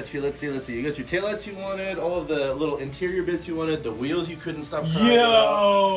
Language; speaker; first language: English; native; English